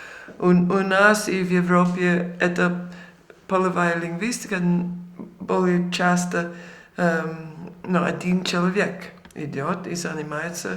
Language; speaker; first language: Russian; non-native, fluent; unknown